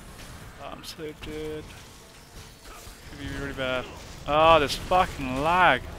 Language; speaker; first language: English; native; English